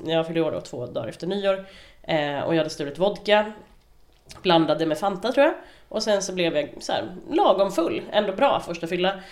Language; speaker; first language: Swedish; native; Swedish